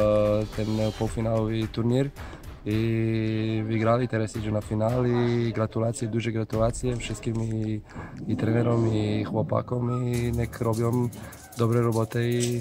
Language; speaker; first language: Polish; non-native, fluent; Slovenian